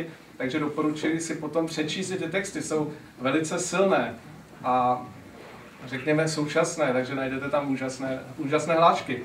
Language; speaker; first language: Czech; native; Czech